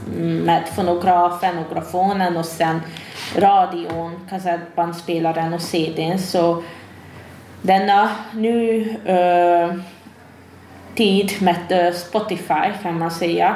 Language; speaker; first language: Swedish; non-native, fluent; Hungarian